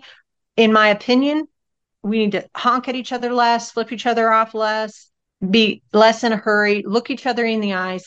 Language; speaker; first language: English; native; English